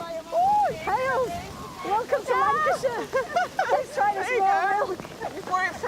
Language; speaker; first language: English; native; English